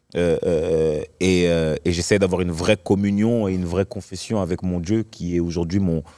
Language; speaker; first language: French; native; French